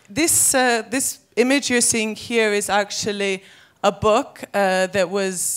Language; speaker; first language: English; native; English